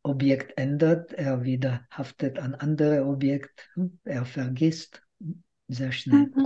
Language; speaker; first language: German; non-native, fluent; Czech